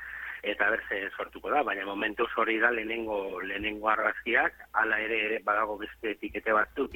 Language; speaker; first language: Basque; native; Basque